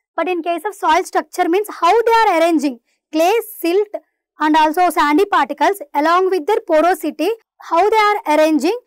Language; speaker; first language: English; non-native, local second language; Telugu